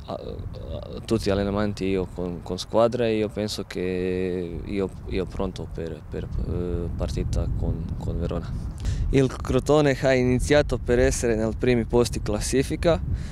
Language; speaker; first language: Italian; non-native, learner; Croatian